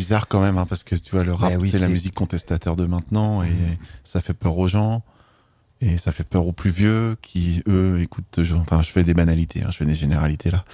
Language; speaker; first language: French; native; French